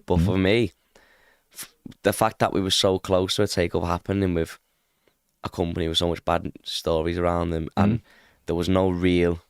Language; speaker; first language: English; native; English